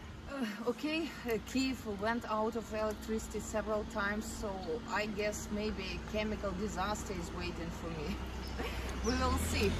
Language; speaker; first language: English; non-native, fluent; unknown